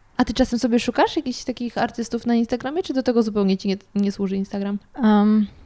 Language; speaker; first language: Polish; native; Polish